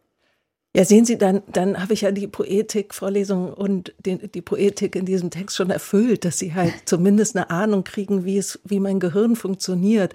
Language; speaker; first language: German; native; German